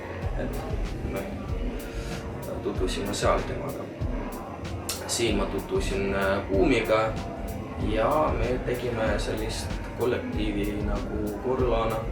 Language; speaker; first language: Estonian; non-native, local second language; Russian